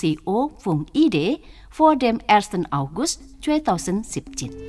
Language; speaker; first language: German; non-native, learner; Indonesian